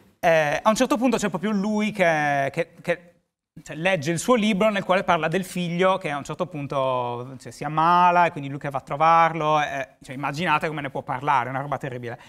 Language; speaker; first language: Italian; native; Italian